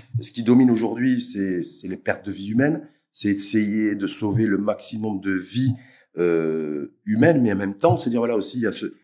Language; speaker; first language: French; native; French